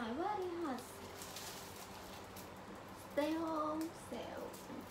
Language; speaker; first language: English; non-native, learner; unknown